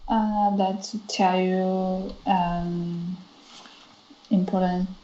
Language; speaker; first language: English; non-native, learner; Chinese